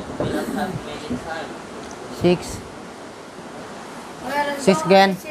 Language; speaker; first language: English; non-native, learner; Indonesian